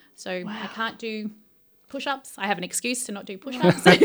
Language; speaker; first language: English; native; English